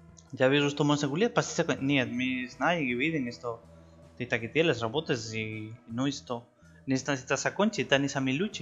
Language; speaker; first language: Russian; non-native, learner; Spanish